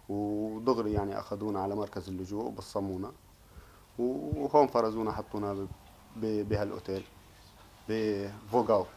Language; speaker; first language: Arabic; native; Arabic